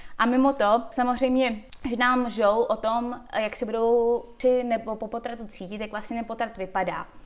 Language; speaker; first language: Czech; early bilingual, heritage; Czech